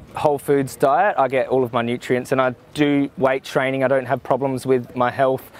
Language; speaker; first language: English; native; English